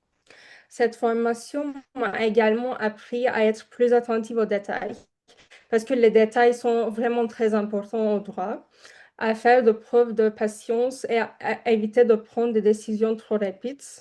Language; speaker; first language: French; non-native, fluent; Turkish